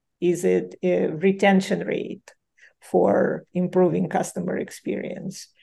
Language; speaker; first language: English; non-native, fluent; Ukrainian